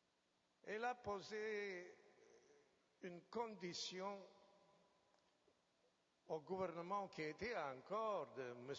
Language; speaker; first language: French; non-native, fluent; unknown